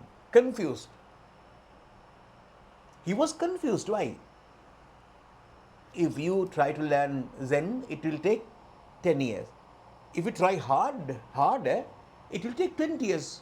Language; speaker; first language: English; non-native, local second language; Sinhala